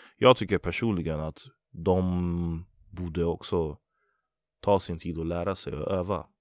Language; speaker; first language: Swedish; early bilingual, other home language; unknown